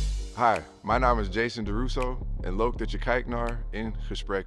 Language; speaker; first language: Dutch; non-native, fluent; English